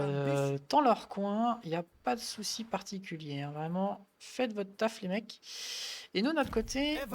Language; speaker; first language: French; native; French